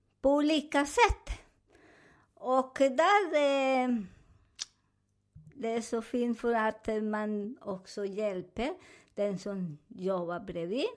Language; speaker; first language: Swedish; non-native, fluent; Spanish